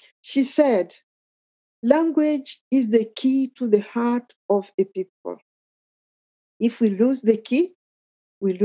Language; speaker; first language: English; non-native, fluent; Akan